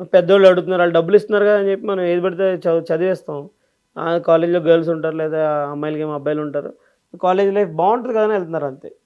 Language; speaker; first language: Telugu; native; Telugu